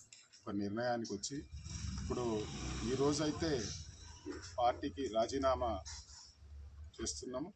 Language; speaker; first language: Telugu; native; Telugu